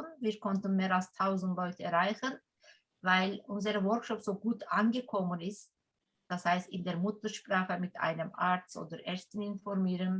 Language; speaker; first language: German; non-native, fluent; Turkish